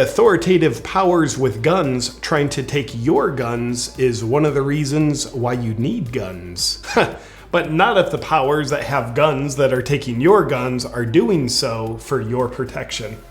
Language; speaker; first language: English; native; English